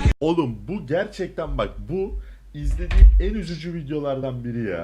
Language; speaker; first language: Turkish; native; Turkish